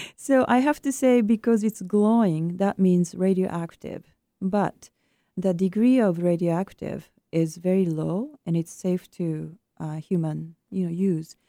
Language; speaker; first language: English; non-native, fluent; Japanese